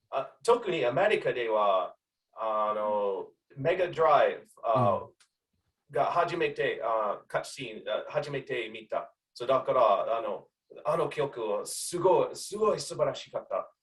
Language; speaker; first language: Japanese; non-native, learner; English